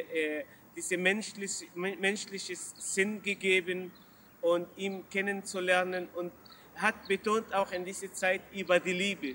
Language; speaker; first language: German; non-native, learner; Arabic